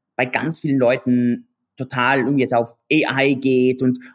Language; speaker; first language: German; native; German